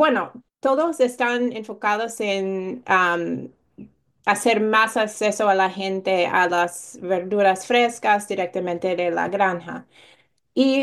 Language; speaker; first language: Spanish; non-native, fluent; English